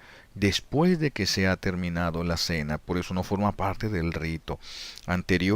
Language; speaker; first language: Spanish; native; Spanish